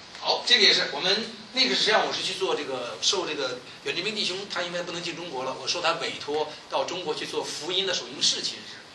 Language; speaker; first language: Chinese; native; Chinese